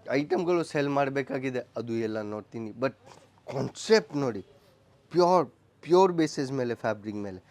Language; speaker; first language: Kannada; non-native, local second language; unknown